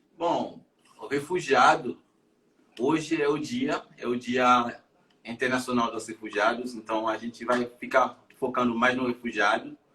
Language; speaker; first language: Portuguese; non-native, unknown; Haitian Creole